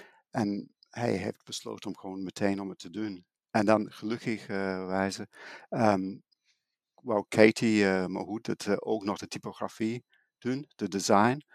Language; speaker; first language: Dutch; non-native, fluent; English